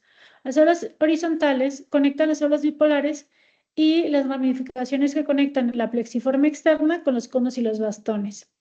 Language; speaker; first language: Spanish; native; Spanish